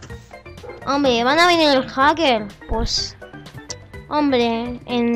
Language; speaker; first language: Spanish; native; Spanish